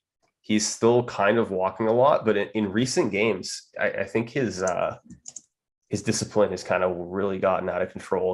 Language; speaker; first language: English; native; English